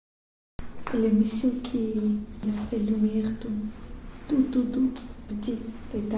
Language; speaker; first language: French; non-native, learner; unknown